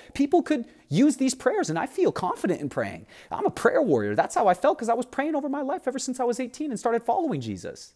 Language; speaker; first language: English; native; English